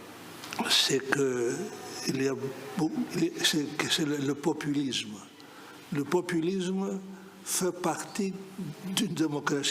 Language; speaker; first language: French; non-native, fluent; Greek